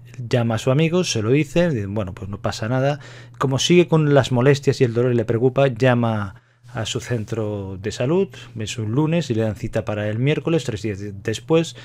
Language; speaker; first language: Spanish; native; Spanish